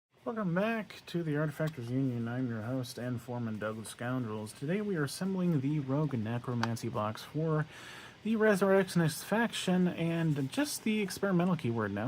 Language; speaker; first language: English; native; English